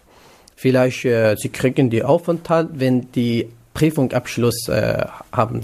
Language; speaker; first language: German; non-native, learner; Kurdish